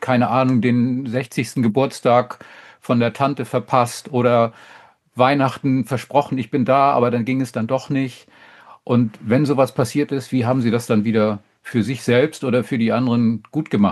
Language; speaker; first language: German; native; German